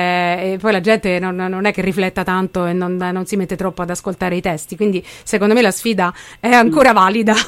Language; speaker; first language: Italian; native; Italian